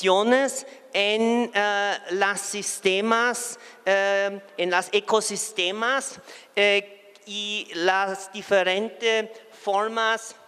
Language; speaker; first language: Spanish; non-native, fluent; German